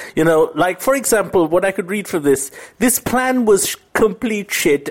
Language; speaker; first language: English; non-native, local second language; Bangla